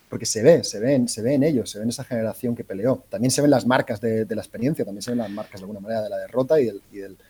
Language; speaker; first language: Spanish; native; Spanish